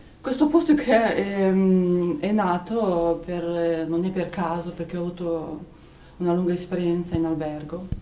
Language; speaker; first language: Italian; non-native, fluent; Romanian